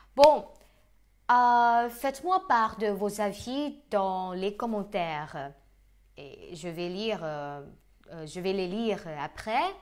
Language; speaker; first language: French; non-native, fluent; Thai